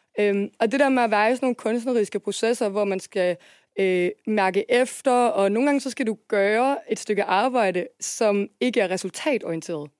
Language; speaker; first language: Danish; native; Danish